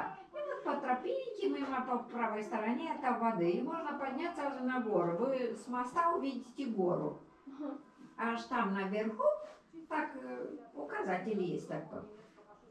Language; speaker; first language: Russian; non-native, local second language; Romanian